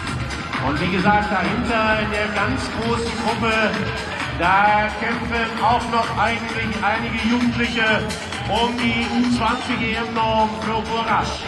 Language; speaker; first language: German; native; German